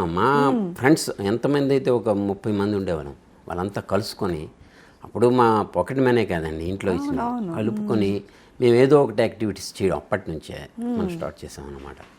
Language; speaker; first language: Telugu; native; Telugu